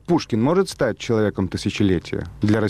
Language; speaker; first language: Russian; native; Russian